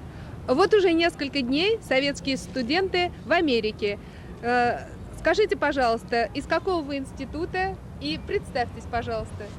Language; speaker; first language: Russian; native; Russian